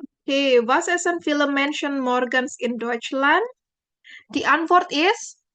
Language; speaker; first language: German; non-native, fluent; Indonesian